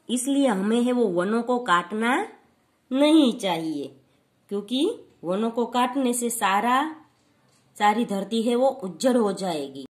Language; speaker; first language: Hindi; non-native, local second language; Gujarati